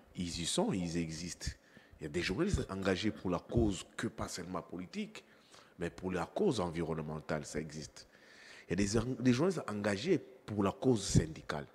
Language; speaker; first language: French; non-native, local second language; Lingala